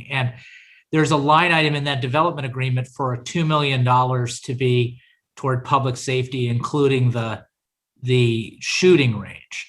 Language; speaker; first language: English; native; English